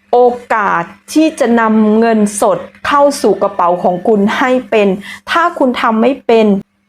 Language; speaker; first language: Thai; native; Thai